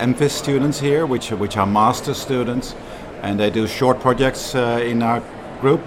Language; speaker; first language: English; non-native, fluent; Dutch